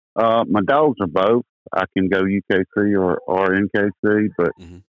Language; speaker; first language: English; native; English